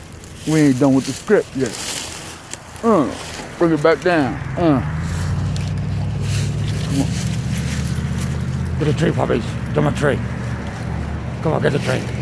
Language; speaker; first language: English; native; English